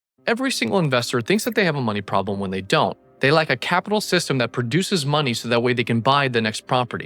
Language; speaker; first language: English; native; English